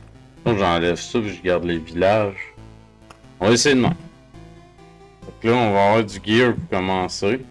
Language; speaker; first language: French; native; French